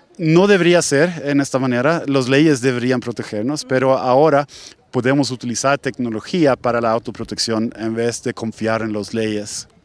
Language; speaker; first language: Spanish; non-native, fluent; Swedish